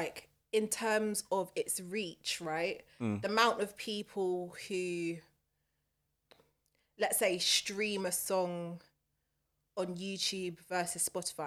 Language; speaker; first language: English; native; English